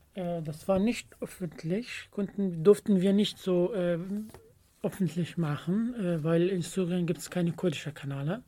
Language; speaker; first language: German; non-native, learner; Kurdish